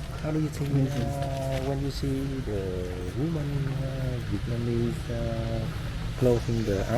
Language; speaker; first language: English; non-native, learner; Vietnamese